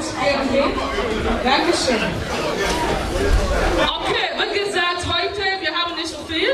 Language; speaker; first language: German; non-native, fluent; Igbo